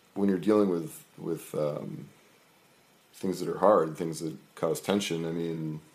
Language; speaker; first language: English; native; English